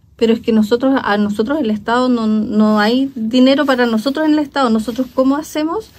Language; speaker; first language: Spanish; native; Spanish